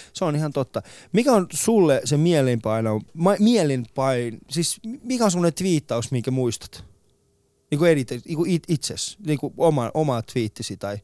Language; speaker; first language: Finnish; early bilingual, other home language; Persian